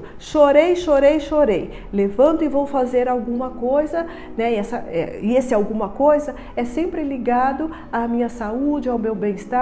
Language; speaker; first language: Portuguese; native; Portuguese